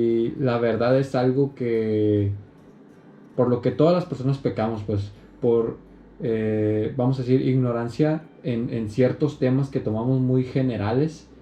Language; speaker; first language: Spanish; native; Spanish